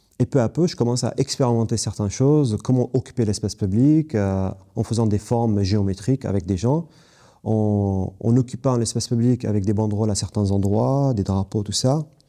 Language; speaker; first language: French; non-native, fluent; Kurdish